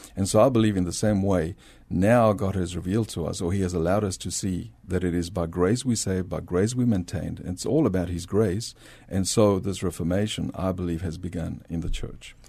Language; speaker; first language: English; early bilingual, other home language; Spanish